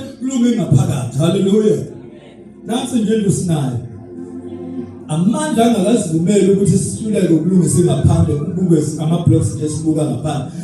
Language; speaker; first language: Zulu; native; Zulu